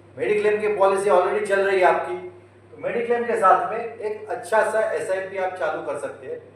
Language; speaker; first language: Hindi; non-native, local second language; Marathi